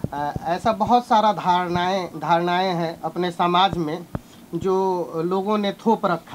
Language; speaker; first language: Hindi; native; Hindi